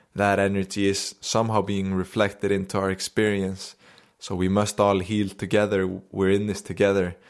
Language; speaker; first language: English; non-native, fluent; Icelandic